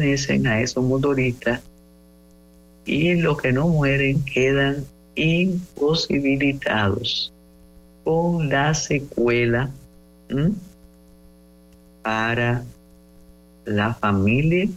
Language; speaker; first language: Spanish; native; Spanish